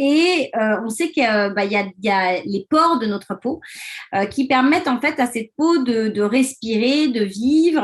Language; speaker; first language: French; native; French